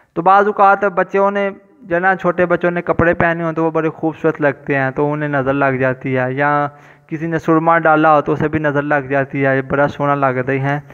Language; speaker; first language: Urdu; non-native, local second language; Punjabi